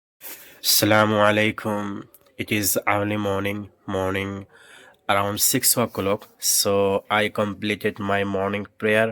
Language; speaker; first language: English; non-native, learner; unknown